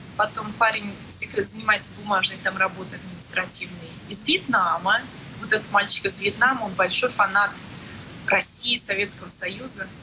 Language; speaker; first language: Russian; native; Russian